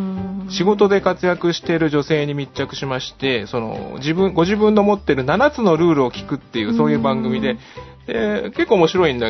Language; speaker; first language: Japanese; native; Japanese